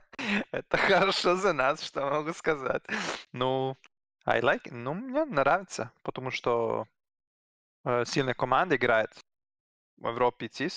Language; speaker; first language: Russian; non-native, learner; Serbian